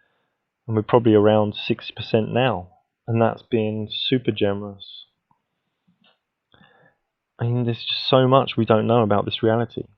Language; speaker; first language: English; native; English